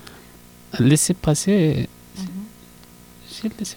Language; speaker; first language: French; non-native, local second language; Susu